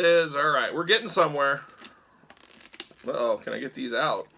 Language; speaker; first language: English; native; English